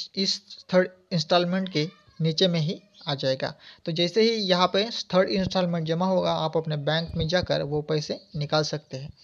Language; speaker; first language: Hindi; non-native, local second language; Marathi